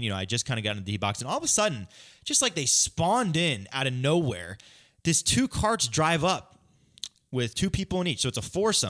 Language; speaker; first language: English; native; English